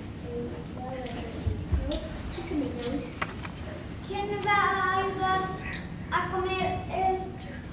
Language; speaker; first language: Spanish; non-native, learner; English